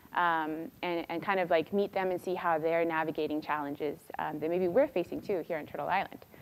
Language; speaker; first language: English; native; English